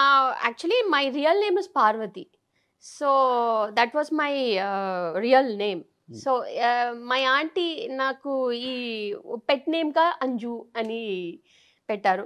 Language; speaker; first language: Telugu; non-native, local second language; Tamil